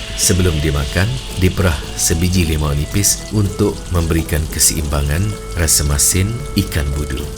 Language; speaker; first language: Malay; native; Malay